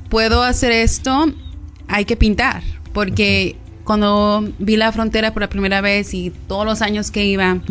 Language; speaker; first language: Spanish; early bilingual, heritage; Spanish